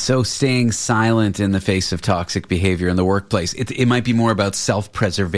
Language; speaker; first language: English; native; English